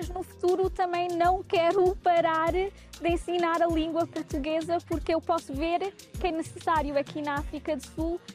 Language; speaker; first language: Portuguese; early bilingual, heritage; English